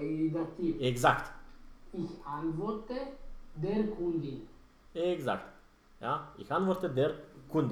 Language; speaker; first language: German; non-native, fluent; Romanian